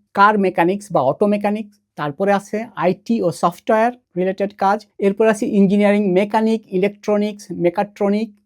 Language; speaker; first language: Bangla; native; Bangla